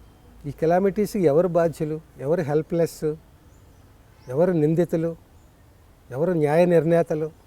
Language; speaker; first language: Telugu; native; Telugu